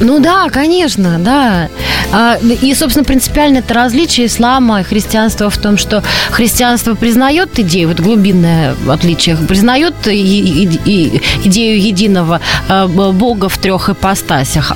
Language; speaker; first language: Russian; native; Russian